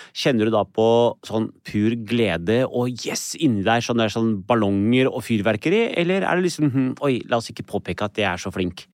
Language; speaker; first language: Norwegian; early bilingual, other home language; Urdu